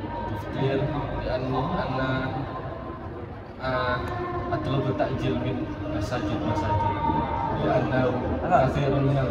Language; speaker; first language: Arabic; non-native, learner; Indonesian